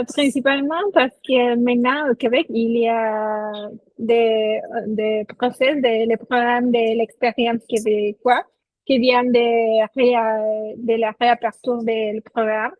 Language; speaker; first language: French; non-native, fluent; Spanish